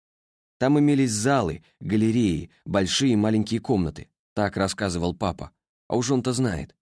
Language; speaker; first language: Russian; native; Russian